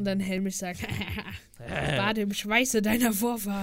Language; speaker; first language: German; native; German